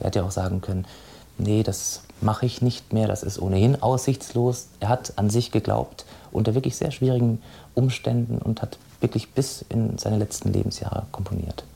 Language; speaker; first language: German; native; German